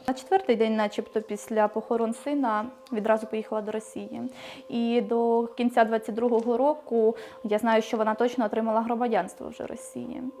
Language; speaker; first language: Ukrainian; native; Ukrainian